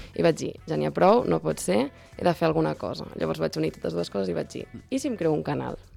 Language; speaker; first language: Catalan; native; Catalan